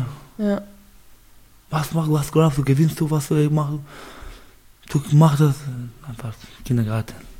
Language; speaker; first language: German; non-native, learner; Baluchi